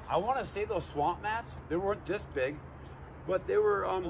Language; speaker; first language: English; native; English